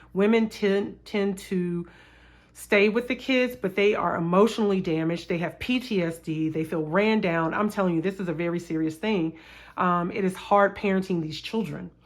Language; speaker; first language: English; native; English